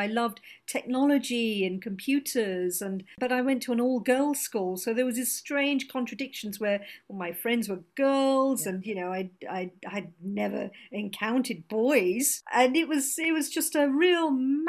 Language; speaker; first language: English; non-native, local second language; Gujarati